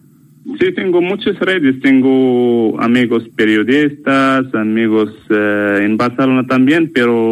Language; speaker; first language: Spanish; non-native, learner; Arabic